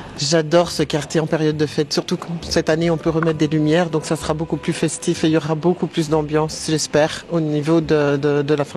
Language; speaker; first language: French; native; French